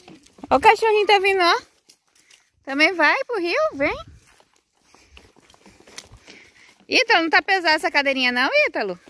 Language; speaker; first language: Portuguese; native; Portuguese